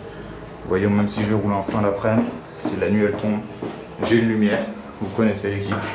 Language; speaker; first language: French; native; French